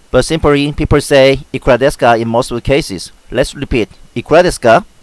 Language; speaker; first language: English; non-native, fluent; Korean